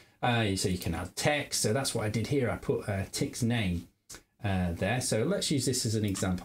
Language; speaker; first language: English; native; English